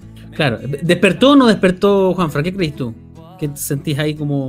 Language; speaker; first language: Spanish; native; Spanish